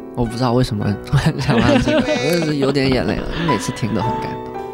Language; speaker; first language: Chinese; non-native, local second language; Cantonese